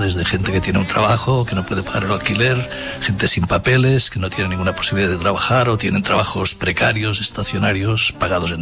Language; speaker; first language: Spanish; native; Spanish